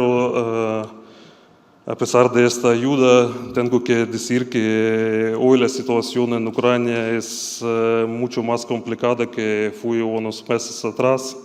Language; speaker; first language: Spanish; non-native, fluent; Ukrainian